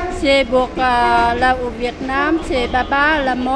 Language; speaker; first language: French; non-native, learner; Vietnamese